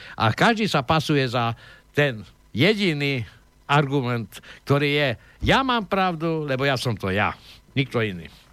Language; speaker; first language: Slovak; native; Slovak